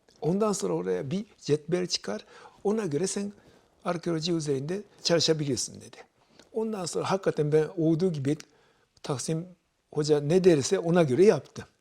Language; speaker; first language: Turkish; non-native, fluent; Japanese